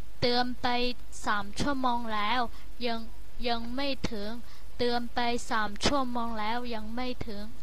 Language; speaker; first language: Thai; non-native, learner; Chinese